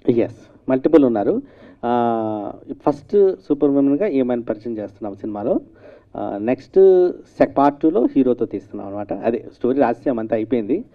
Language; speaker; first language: Telugu; native; Telugu